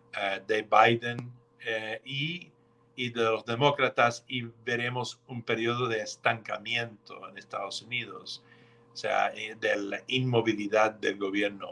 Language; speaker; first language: Spanish; non-native, fluent; English